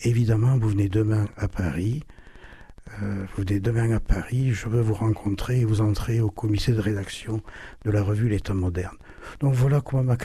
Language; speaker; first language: French; non-native, local second language; German